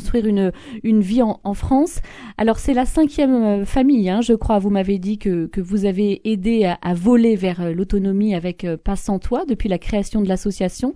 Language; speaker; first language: French; native; French